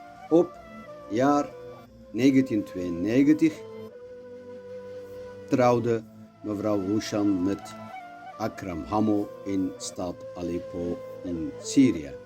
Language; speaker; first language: Dutch; non-native, learner; Kurdish